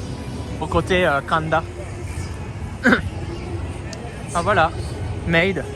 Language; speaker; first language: French; non-native, fluent; Japanese